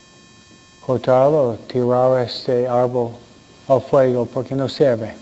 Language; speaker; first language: Spanish; non-native, fluent; English